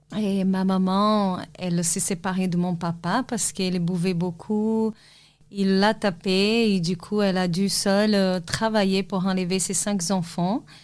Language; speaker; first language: French; non-native, fluent; Portuguese